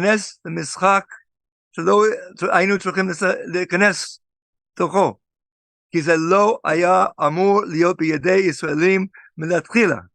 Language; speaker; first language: Hebrew; non-native, fluent; English